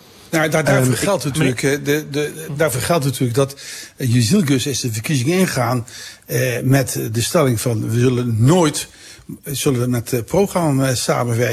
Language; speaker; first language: Dutch; native; Dutch